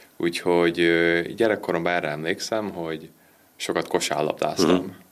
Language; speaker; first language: Hungarian; early bilingual, heritage; Hungarian